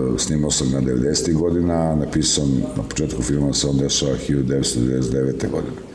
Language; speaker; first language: Serbian; native; Serbian